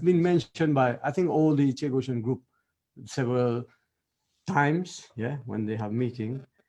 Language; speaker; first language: English; non-native, fluent; Morisyen